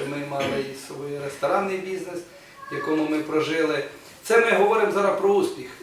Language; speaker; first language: Ukrainian; non-native, local second language; Russian